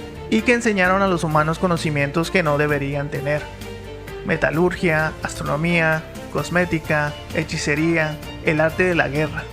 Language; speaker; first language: Spanish; native; Spanish